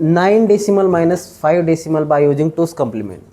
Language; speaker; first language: Hindi; non-native, local second language; Marathi